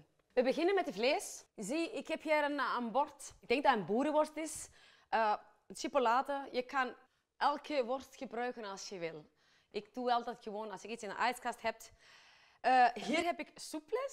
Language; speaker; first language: Dutch; non-native, fluent; Icelandic